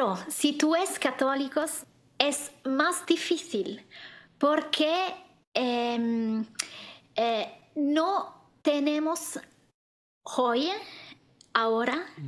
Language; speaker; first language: Spanish; non-native, fluent; Italian